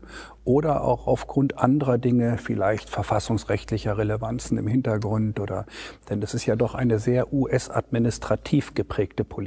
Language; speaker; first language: German; native; German